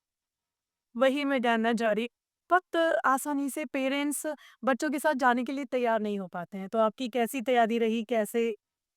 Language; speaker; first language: Hindi; native; Hindi